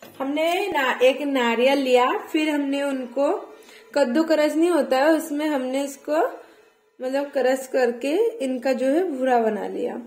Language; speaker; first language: Hindi; non-native, local second language; Bangla